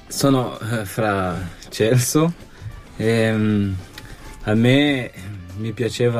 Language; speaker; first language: Italian; non-native, learner; Kabuverdianu